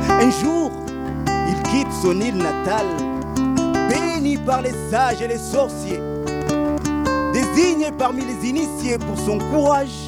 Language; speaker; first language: French; native; French